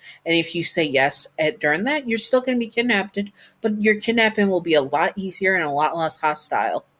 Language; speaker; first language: English; native; English